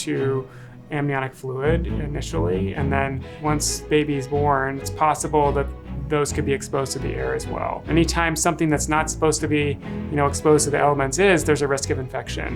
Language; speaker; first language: English; native; English